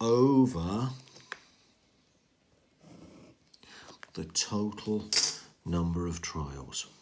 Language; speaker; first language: English; native; English